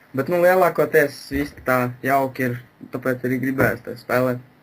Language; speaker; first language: Latvian; native; Latvian